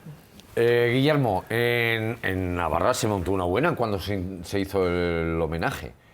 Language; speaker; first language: Spanish; native; Spanish